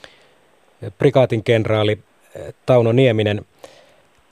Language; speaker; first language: Finnish; native; Finnish